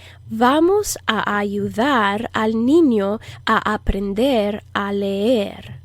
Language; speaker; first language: Spanish; non-native, fluent; English